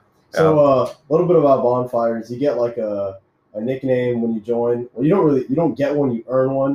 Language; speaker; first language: English; native; English